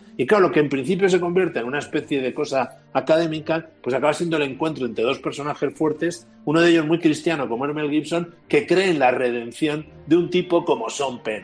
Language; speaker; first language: Spanish; native; Spanish